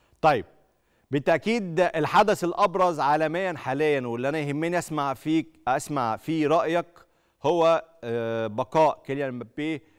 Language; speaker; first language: Arabic; native; Arabic